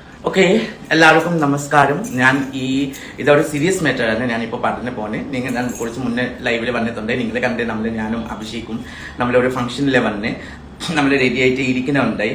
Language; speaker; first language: Malayalam; non-native, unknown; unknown